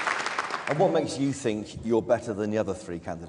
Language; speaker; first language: English; native; English